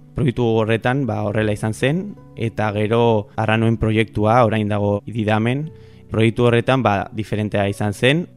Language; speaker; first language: Basque; native; Basque